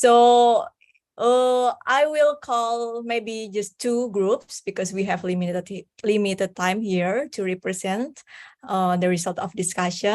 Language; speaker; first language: English; non-native, fluent; Indonesian